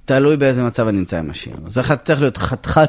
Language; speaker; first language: Hebrew; native; Hebrew